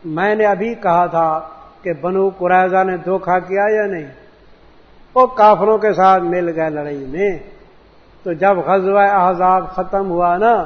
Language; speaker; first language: Urdu; non-native, local second language; Punjabi